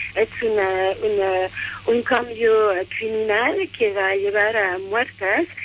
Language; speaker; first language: Spanish; non-native, fluent; French